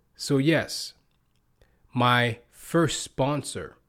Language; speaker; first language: English; native; English